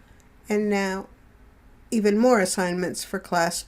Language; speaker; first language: English; native; English